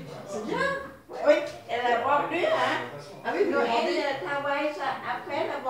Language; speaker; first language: French; non-native, learner; Vietnamese